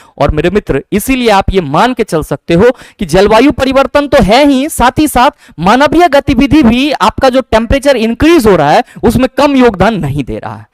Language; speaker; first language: Hindi; native; Hindi